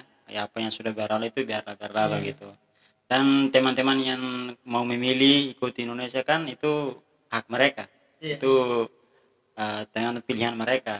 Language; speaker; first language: Indonesian; non-native, fluent; Tetum